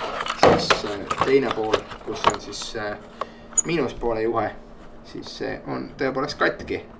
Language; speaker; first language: Estonian; native; Estonian